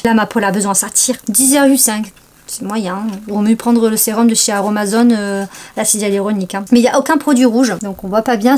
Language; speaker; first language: French; native; French